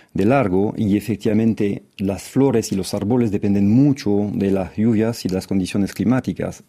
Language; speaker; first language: Spanish; non-native, fluent; French